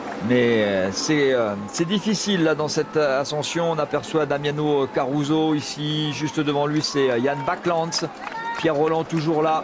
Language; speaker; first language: French; native; French